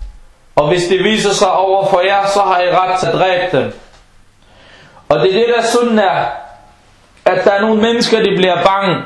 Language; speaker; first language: Danish; non-native, fluent; Arabic